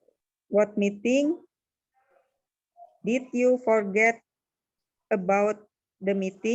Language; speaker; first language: English; non-native, learner; Indonesian